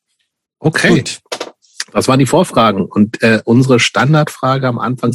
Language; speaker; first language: German; native; German